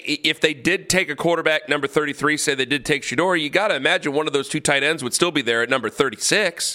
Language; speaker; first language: English; native; English